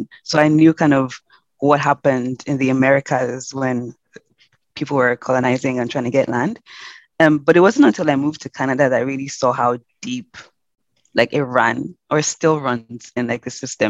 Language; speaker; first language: English; non-native, local second language; Yoruba